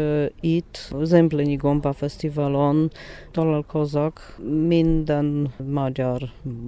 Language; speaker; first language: Hungarian; non-native, learner; Polish